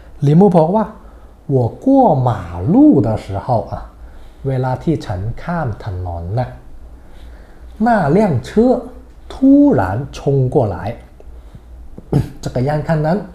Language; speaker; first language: Chinese; non-native, fluent; Thai